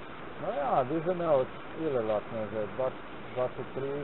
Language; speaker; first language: Polish; non-native, learner; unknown